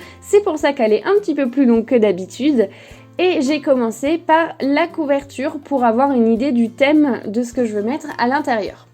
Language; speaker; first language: French; native; French